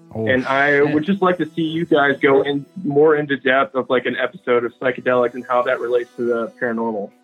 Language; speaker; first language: English; native; English